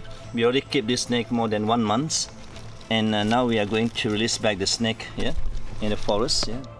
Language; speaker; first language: English; non-native, fluent; Malay